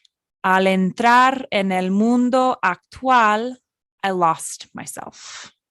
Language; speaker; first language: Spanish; non-native, fluent; English